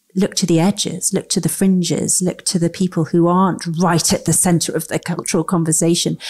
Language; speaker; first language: English; native; English